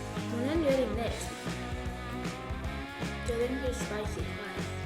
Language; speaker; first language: Welsh; non-native, local second language; English